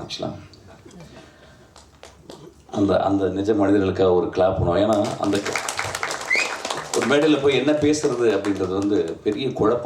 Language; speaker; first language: Tamil; native; Tamil